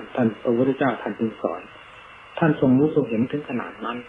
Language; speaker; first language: Thai; native; Thai